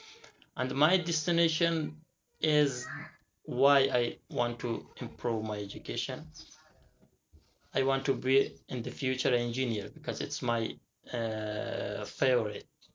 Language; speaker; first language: English; non-native, learner; Persian